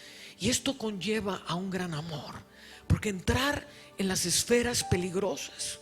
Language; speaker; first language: Spanish; native; Spanish